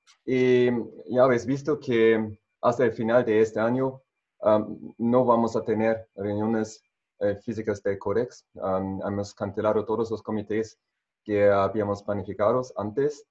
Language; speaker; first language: Spanish; non-native, fluent; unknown